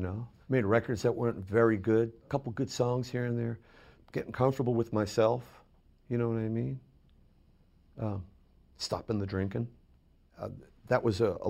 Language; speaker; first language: English; native; English